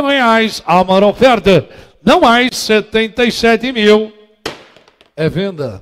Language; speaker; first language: Portuguese; native; Portuguese